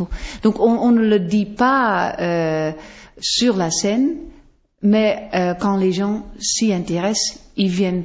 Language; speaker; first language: French; non-native, fluent; Western Frisian